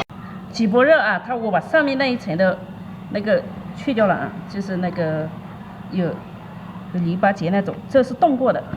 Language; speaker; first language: Chinese; native; Chinese